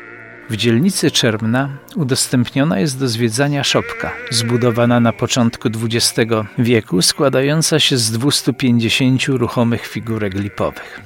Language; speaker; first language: Polish; native; Polish